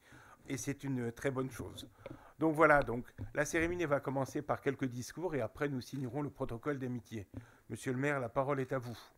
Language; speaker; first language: French; native; French